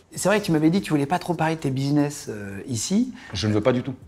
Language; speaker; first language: French; native; French